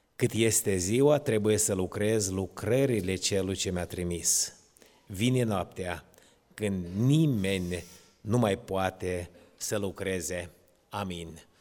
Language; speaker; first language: Romanian; non-native, local second language; Ukrainian